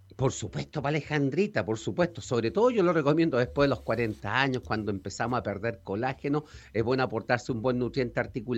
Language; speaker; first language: Spanish; native; Spanish